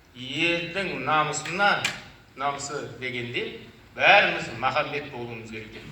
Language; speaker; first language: Kazakh; native; Kazakh